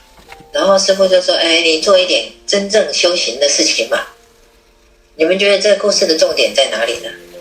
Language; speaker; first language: Chinese; native; Chinese